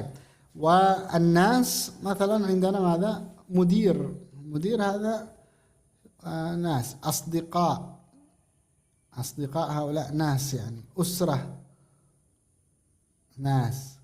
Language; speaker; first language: Arabic; non-native, fluent; Indonesian